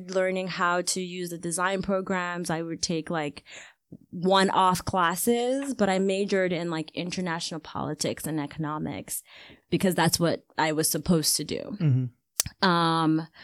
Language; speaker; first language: English; early bilingual, other home language; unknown